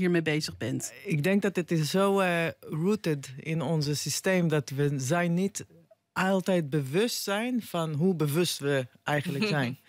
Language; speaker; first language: Dutch; non-native, fluent; Hebrew